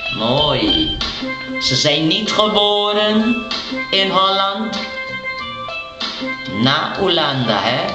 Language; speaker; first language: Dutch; non-native, local second language; Papiamento